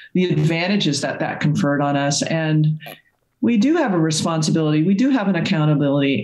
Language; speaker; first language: English; native; English